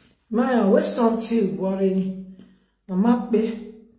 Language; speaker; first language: English; non-native, local second language; Bini